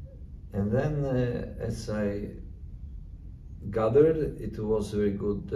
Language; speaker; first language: English; non-native, fluent; Italian